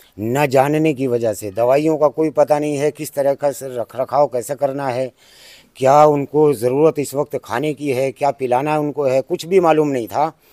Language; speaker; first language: Hindi; native; Hindi